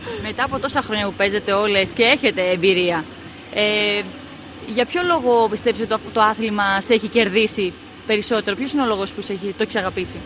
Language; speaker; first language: Greek; native; Greek